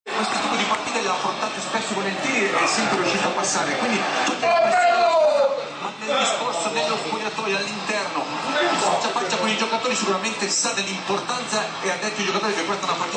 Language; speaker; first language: Italian; native; Italian